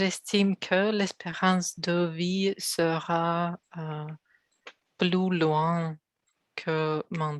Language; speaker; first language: French; non-native, learner; Russian